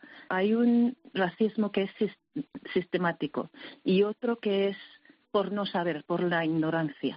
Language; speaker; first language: Spanish; early bilingual, heritage; Spanish